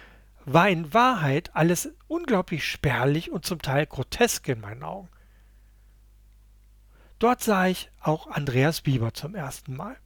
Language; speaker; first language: German; native; German